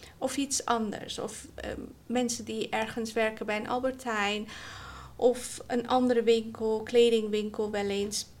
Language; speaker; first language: Dutch; early bilingual, other home language; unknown